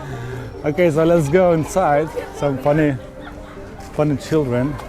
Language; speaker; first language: English; non-native, fluent; Lithuanian